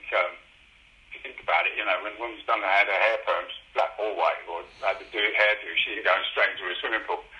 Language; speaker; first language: English; native; English